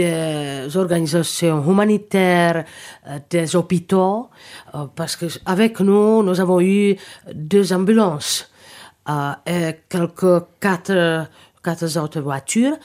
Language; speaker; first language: French; non-native, fluent; Czech